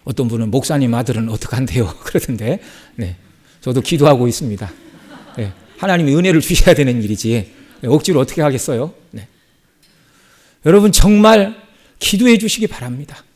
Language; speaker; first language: Korean; native; Korean